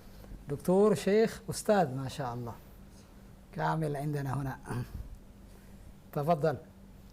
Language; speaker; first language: Arabic; non-native, fluent; Indonesian